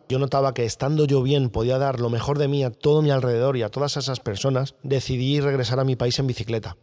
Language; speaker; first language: Spanish; native; Spanish